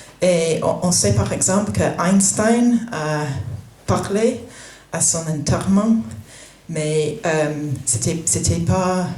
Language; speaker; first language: French; non-native, fluent; English